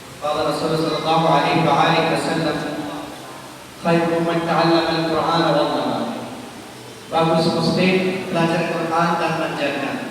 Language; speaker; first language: Indonesian; non-native, learner; Urdu